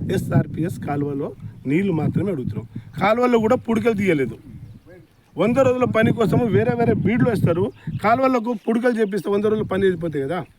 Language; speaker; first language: Telugu; non-native, local second language; Lambadi